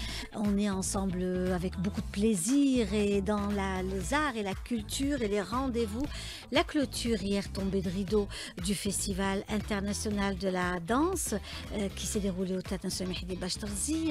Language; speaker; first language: French; native; French